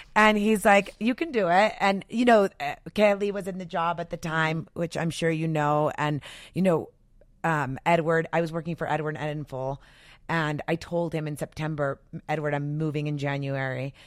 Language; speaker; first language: English; native; English